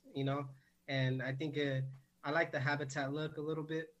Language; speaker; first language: English; native; English